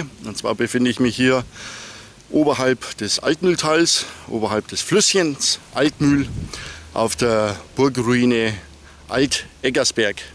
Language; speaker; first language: German; native; German